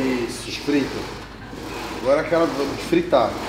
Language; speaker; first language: Portuguese; native; Portuguese